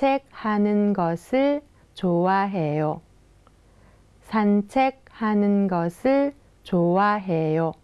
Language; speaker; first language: Korean; non-native, fluent; Thai